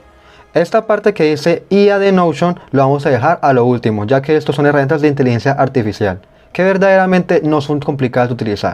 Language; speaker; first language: Spanish; native; Spanish